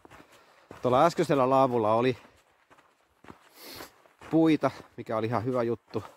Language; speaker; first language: Finnish; native; Finnish